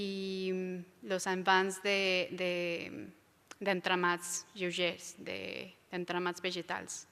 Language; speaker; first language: Catalan; non-native, local second language; Spanish